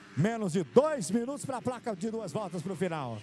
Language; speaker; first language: Portuguese; native; Portuguese